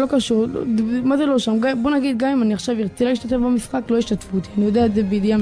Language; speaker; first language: Hebrew; native; Hebrew